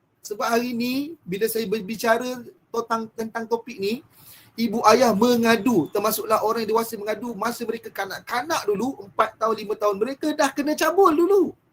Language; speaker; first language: Malay; native; Malay